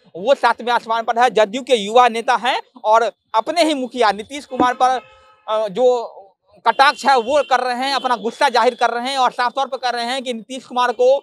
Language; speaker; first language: Hindi; native; Hindi